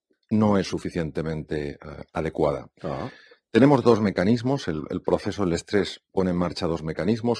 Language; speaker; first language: Spanish; native; Spanish